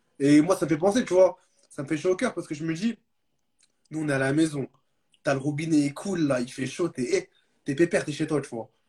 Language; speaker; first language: French; early bilingual, other home language; Arabic